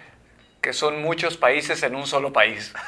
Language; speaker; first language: Spanish; native; Spanish